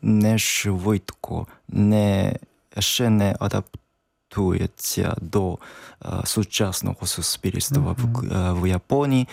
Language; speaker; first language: Ukrainian; non-native, learner; Japanese